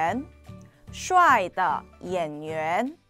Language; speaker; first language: Chinese; non-native, fluent; Korean